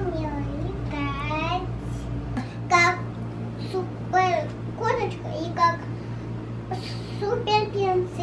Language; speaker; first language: Russian; early bilingual, heritage; Russian